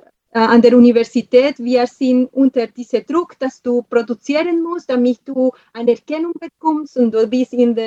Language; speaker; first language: German; non-native, fluent; Spanish